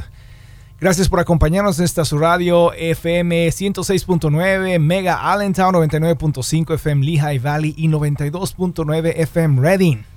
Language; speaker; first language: Spanish; native; Spanish